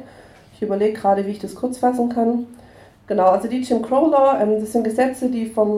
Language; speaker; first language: German; native; German